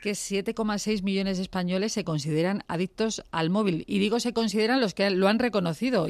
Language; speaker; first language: Spanish; native; Spanish